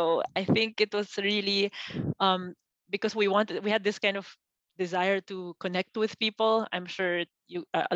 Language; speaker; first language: English; non-native, local second language; Filipino